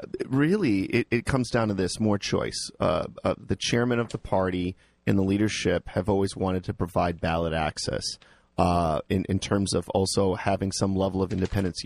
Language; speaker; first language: English; native; English